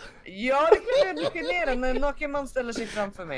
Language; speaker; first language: Swedish; native; Swedish